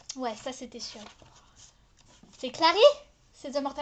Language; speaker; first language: French; native; French